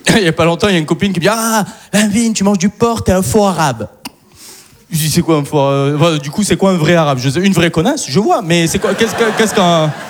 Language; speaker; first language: French; native; French